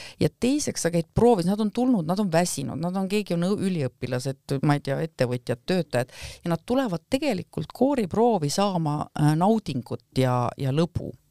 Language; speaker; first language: Estonian; native; Estonian